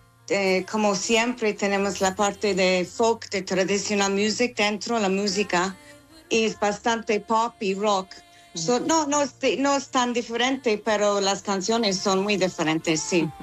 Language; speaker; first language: Spanish; non-native, learner; English